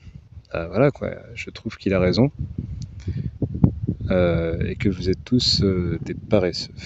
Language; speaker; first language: French; native; French